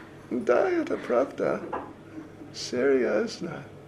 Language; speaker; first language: Russian; non-native, learner; English